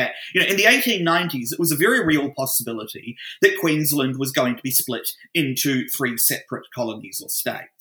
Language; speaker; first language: English; native; English